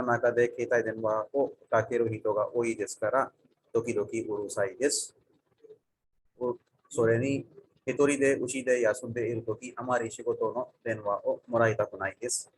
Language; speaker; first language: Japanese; non-native, fluent; Urdu